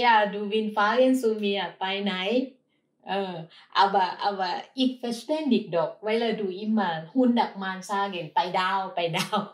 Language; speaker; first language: German; non-native, learner; Thai